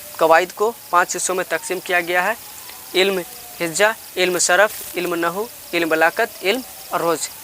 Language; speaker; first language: Hindi; native; Hindi